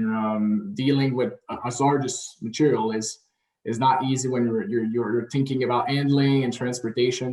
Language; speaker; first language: English; non-native, local second language; French